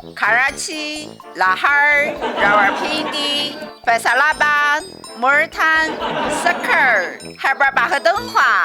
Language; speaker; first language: Urdu; non-native, learner; Chinese